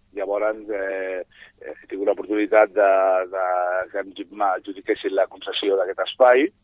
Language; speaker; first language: Catalan; non-native, local second language; Spanish